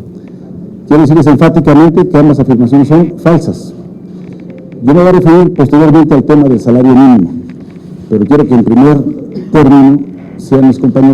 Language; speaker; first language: Spanish; native; Spanish